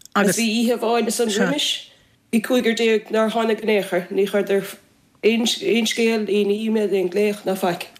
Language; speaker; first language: Irish; native; Irish